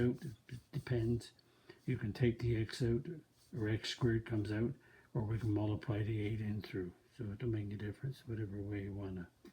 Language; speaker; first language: English; native; English